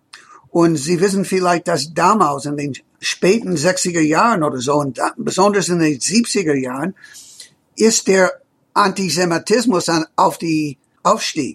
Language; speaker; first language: German; non-native, fluent; English